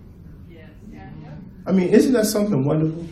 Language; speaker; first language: English; native; English